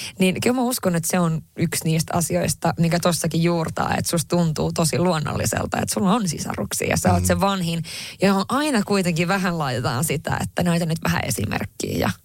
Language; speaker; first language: Finnish; early bilingual, heritage; Swedish